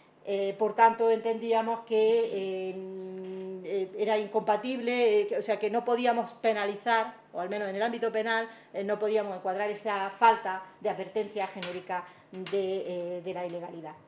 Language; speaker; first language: Spanish; native; Spanish